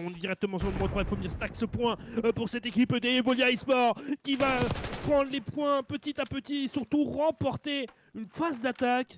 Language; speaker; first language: French; native; French